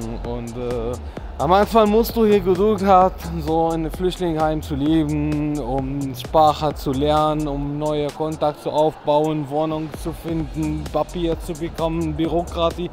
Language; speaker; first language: German; non-native, fluent; Arabic